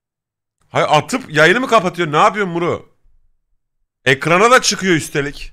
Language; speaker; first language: Turkish; native; Turkish